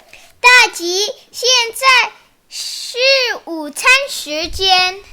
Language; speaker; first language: Chinese; early bilingual, heritage; Chinese